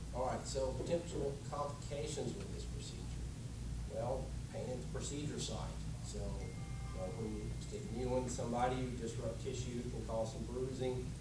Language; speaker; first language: English; native; English